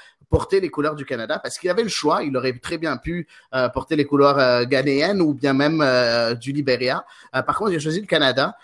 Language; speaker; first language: French; non-native, local second language; Arabic